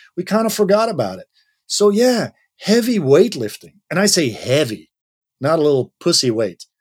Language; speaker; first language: English; non-native, fluent; Dutch